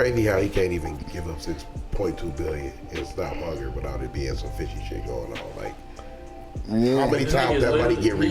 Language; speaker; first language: English; native; English